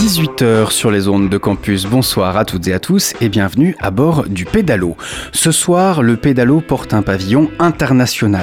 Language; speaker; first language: French; native; French